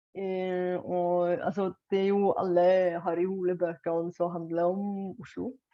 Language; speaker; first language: Norwegian; non-native, fluent; Bulgarian